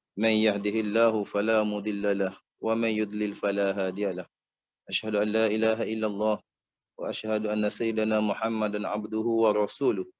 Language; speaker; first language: Malay; native; Malay